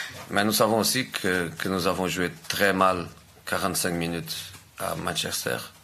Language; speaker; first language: French; non-native, fluent; Portuguese